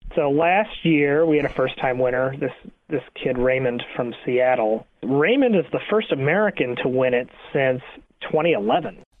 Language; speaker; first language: English; native; English